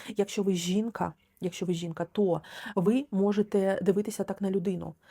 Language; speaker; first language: Ukrainian; non-native, local second language; Russian